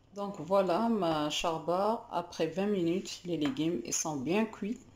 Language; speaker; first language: French; non-native, local second language; Arabic